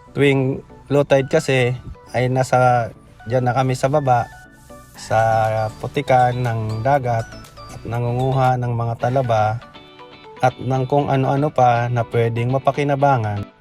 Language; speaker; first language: Filipino; non-native, local second language; Bikol